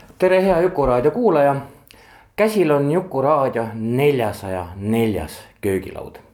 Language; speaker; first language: Estonian; native; Estonian